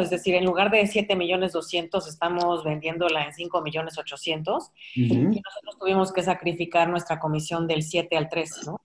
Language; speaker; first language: Spanish; native; Spanish